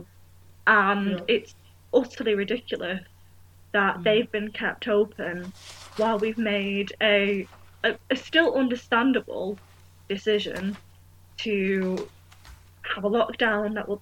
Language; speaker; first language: English; native; English